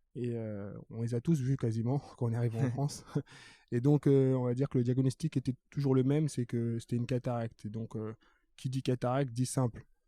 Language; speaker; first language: French; early bilingual, other home language; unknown